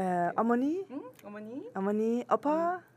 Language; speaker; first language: Korean; non-native, learner; German